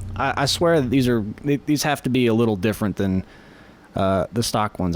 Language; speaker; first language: English; native; English